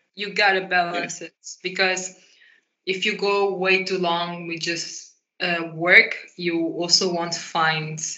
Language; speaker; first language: English; non-native, fluent; Portuguese